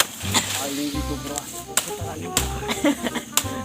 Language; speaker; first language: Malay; non-native, local second language; Sundanese